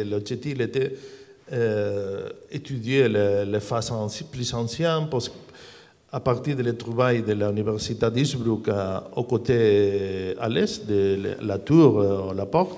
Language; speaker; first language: French; non-native, learner; Spanish